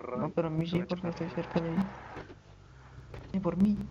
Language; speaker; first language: Spanish; native; Spanish